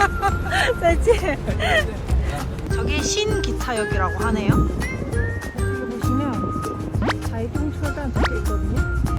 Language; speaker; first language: Chinese; non-native, learner; Korean